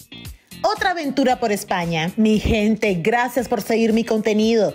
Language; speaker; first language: Spanish; native; Spanish